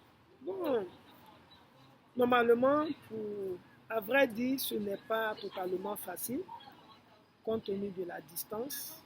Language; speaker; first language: French; non-native, fluent; Yoruba